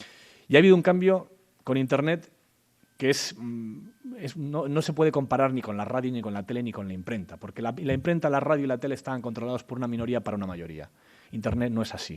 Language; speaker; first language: Spanish; native; Spanish